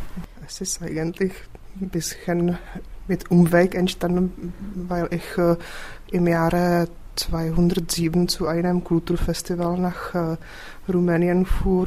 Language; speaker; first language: German; non-native, fluent; Czech